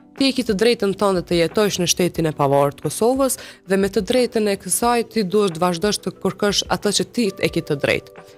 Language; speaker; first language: Albanian; non-native, local second language; Romany